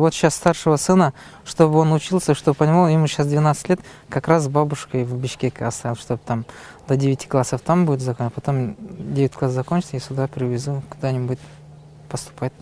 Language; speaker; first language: Russian; non-native, local second language; Kyrgyz